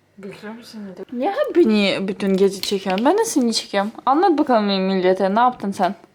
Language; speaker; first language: Turkish; non-native, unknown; Ukrainian